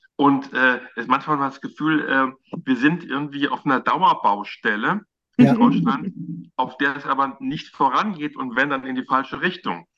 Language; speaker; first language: German; native; German